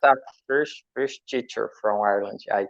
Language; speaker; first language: English; non-native, learner; Portuguese